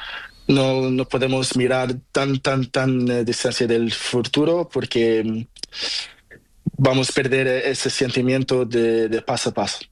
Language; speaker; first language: Spanish; non-native, learner; Portuguese